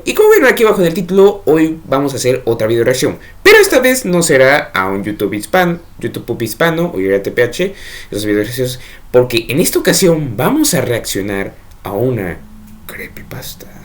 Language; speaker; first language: Spanish; native; Spanish